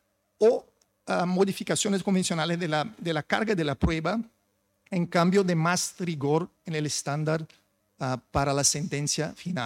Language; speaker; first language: Spanish; non-native, fluent; Portuguese